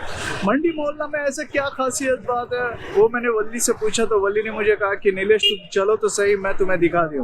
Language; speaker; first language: Hindi; native; Hindi